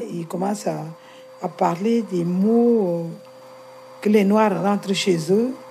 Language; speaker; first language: French; non-native, learner; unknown